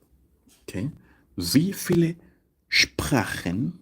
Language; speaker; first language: German; non-native, fluent; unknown